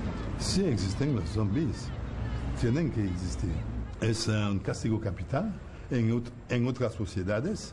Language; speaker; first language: Spanish; non-native, fluent; Haitian Creole